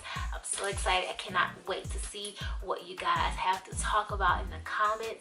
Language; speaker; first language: English; native; English